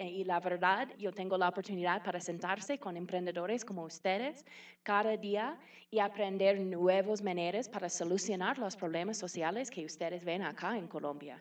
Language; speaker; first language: Spanish; non-native, fluent; English